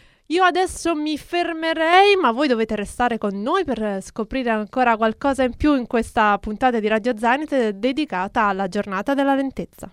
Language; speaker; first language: Italian; native; Italian